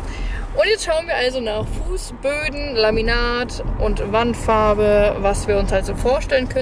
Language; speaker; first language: German; native; German